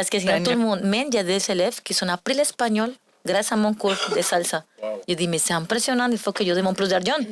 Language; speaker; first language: French; non-native, learner; Spanish